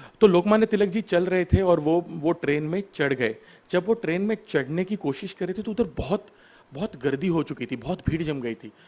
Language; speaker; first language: Hindi; non-native, local second language; Marathi